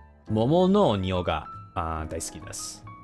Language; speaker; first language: Japanese; non-native, learner; English